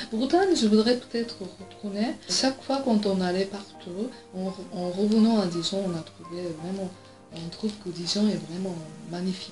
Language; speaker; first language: French; non-native, fluent; Japanese